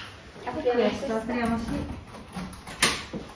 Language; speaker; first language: Italian; non-native, learner; Japanese